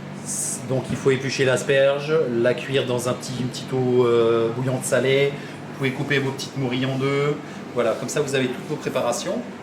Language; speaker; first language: French; native; French